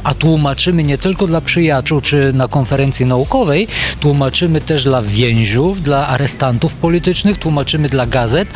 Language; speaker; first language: Polish; non-native, fluent; Bulgarian